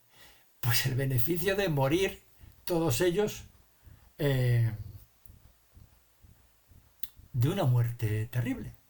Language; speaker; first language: Spanish; native; Spanish